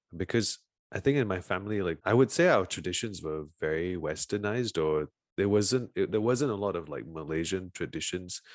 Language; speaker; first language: English; native; English